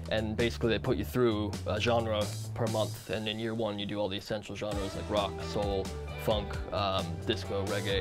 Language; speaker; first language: English; native; English